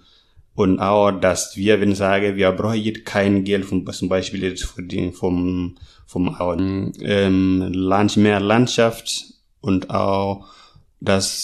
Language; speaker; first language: German; non-native, learner; Masai